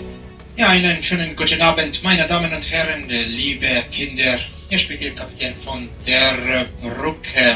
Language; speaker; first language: German; non-native, fluent; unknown